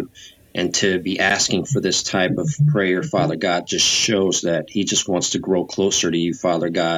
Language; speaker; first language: English; native; English